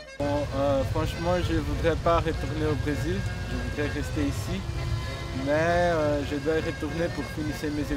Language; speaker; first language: French; non-native, fluent; Portuguese